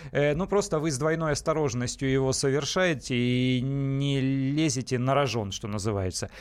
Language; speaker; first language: Russian; native; Russian